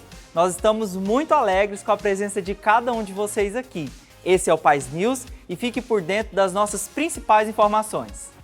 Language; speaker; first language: Portuguese; native; Portuguese